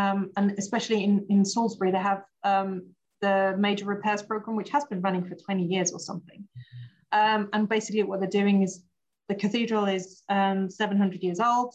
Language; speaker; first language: English; non-native, fluent; German